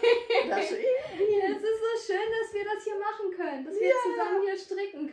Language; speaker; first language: German; native; German